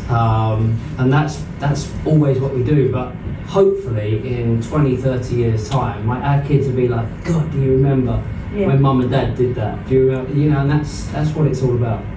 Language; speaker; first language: English; native; English